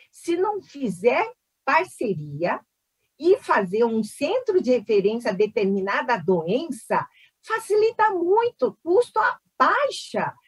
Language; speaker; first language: Portuguese; early bilingual, other home language; Korean